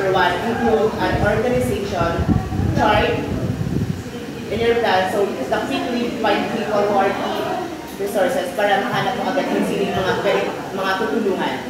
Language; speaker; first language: English; non-native, local second language; Filipino